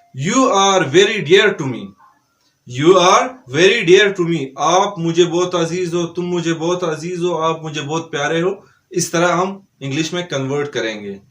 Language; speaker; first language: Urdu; non-native, local second language; Pashto